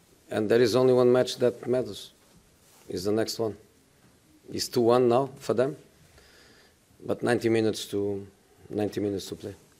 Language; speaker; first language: English; non-native, fluent; Portuguese